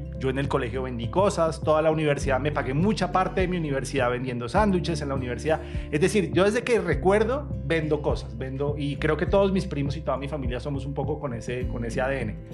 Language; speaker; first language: Spanish; native; Spanish